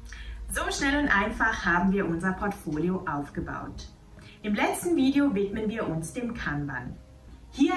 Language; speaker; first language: German; native; German